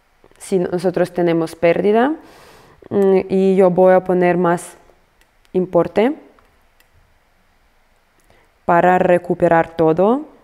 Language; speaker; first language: Spanish; non-native, fluent; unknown